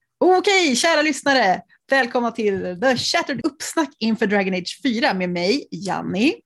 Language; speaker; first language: Swedish; native; Swedish